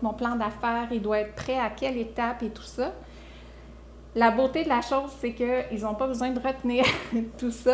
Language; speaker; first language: French; native; French